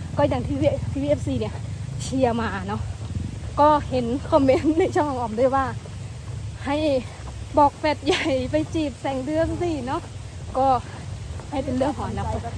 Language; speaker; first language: Thai; native; Thai